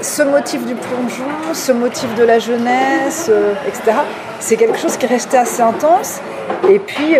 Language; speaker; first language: French; native; French